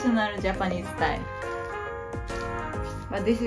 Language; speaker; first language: English; non-native, learner; Japanese